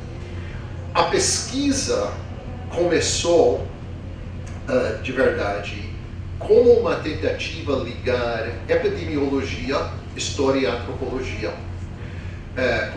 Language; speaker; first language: Portuguese; non-native, fluent; English